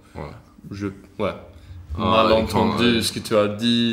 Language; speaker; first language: French; non-native, learner; Swedish